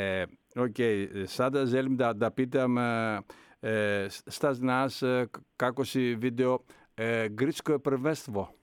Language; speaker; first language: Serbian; non-native, learner; Greek